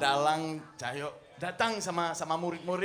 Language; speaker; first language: Indonesian; non-native, fluent; French